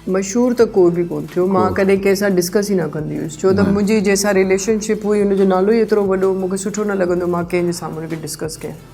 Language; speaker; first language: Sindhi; non-native, local second language; Urdu